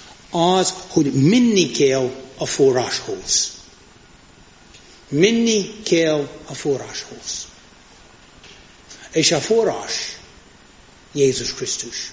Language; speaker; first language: Hungarian; non-native, fluent; English